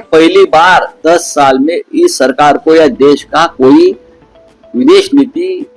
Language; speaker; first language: Hindi; non-native, local second language; Marathi